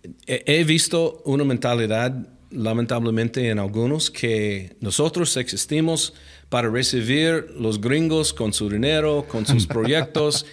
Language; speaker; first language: Spanish; non-native, fluent; English